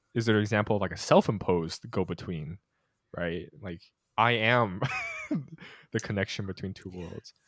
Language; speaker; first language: English; early bilingual, other home language; Chinese